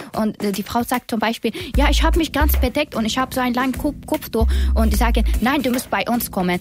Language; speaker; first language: German; non-native, learner; Persian